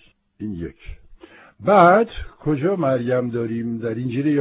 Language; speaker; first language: Persian; non-native, fluent; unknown